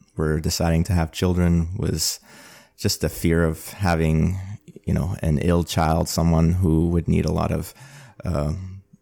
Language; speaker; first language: English; early bilingual, other home language; Armenian